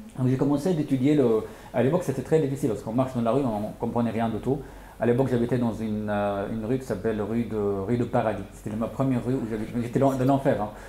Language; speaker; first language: French; non-native, fluent; Arabic